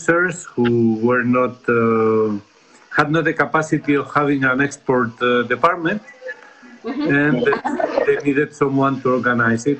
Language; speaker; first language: English; non-native, fluent; Spanish